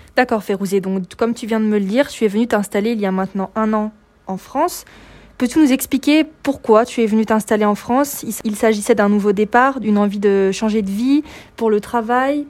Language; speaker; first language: French; native; French